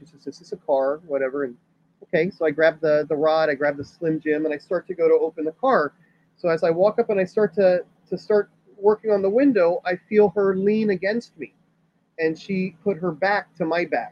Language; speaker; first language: English; native; English